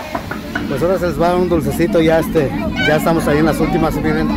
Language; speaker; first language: Spanish; native; Spanish